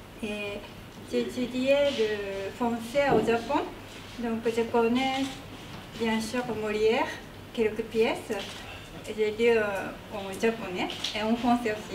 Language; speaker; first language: French; non-native, learner; Japanese